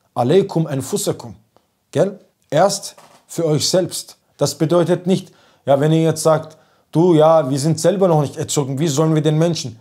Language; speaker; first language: German; early bilingual, other home language; Turkish